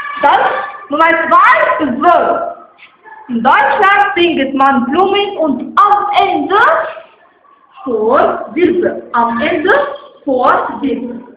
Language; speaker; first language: German; non-native, learner; Arabic